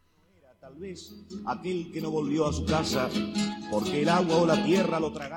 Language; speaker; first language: Spanish; native; Spanish